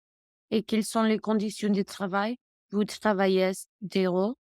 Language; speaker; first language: French; non-native, learner; English